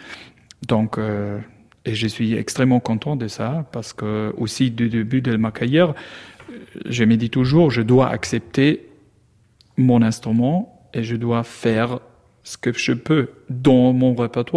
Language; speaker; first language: French; non-native, learner; German